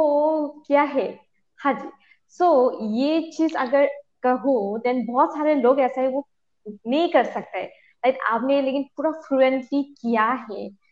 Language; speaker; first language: Hindi; non-native, local second language; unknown